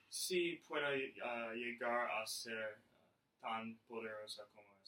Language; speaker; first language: Spanish; non-native, learner; English